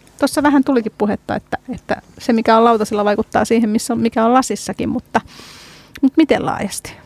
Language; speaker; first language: Finnish; non-native, fluent; Hungarian